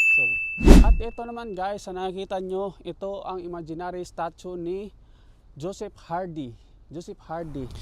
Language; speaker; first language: Filipino; native; Filipino